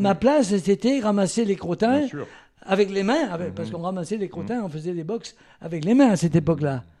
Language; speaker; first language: French; native; French